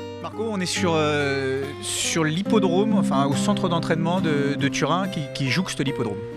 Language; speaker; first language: French; native; French